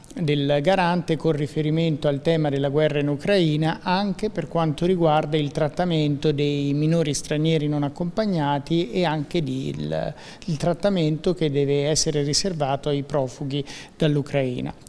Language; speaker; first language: Italian; native; Italian